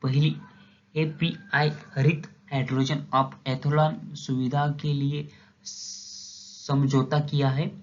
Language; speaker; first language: Hindi; non-native, local second language; Marathi